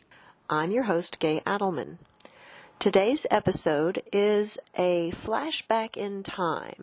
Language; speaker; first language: English; native; English